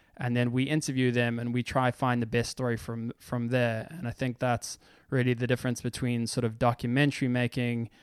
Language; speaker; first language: English; native; English